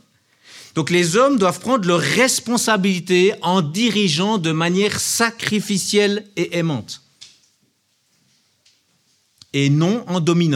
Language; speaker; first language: French; native; French